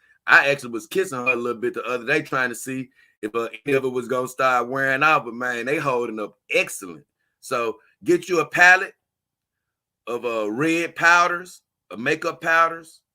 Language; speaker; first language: English; native; English